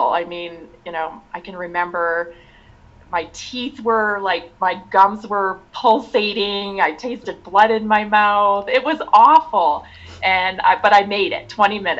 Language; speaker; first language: English; native; English